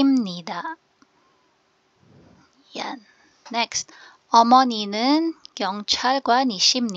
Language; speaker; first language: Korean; non-native, fluent; Filipino